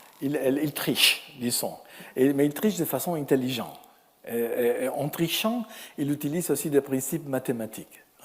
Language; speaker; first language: French; non-native, fluent; Spanish